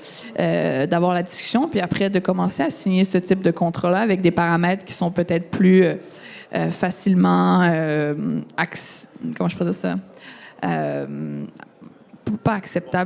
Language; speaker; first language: French; native; French